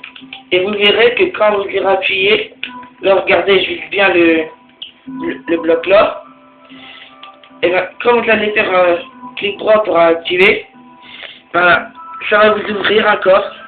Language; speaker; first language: French; native; French